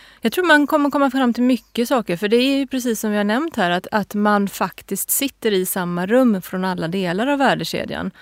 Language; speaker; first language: Swedish; native; Swedish